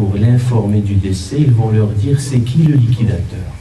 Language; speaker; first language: French; non-native, local second language; Arabic